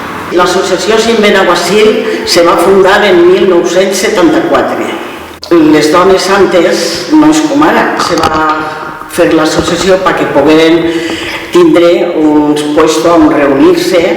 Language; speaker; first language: Catalan; native; Catalan